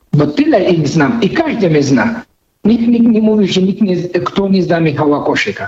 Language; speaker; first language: Polish; non-native, fluent; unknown